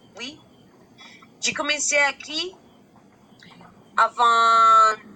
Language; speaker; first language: French; non-native, learner; Spanish